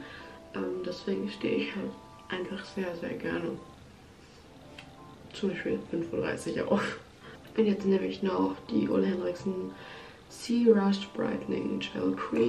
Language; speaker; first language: German; native; German